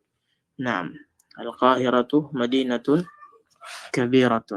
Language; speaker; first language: Arabic; non-native, fluent; Filipino